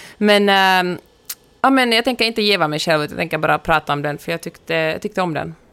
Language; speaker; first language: Swedish; native; Swedish